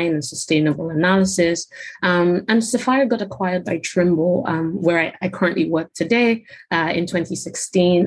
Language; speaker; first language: English; non-native, local second language; Yoruba